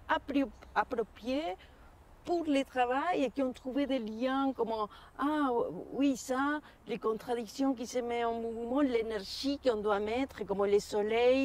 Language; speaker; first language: French; non-native, fluent; Spanish